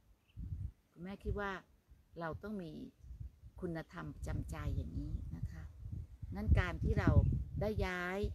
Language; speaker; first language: Thai; native; Thai